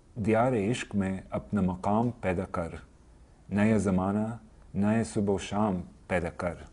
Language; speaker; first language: Urdu; non-native, fluent; English